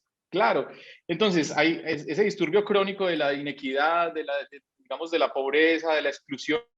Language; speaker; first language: Spanish; native; Spanish